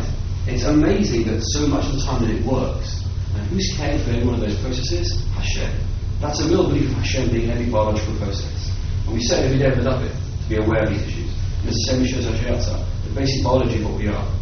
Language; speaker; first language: English; native; English